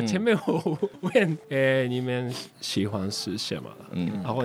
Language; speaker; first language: Chinese; non-native, fluent; Japanese